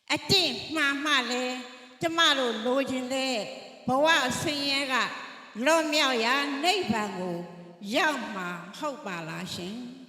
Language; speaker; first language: Burmese; native; Burmese